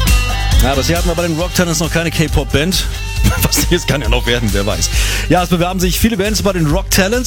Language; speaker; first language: German; native; German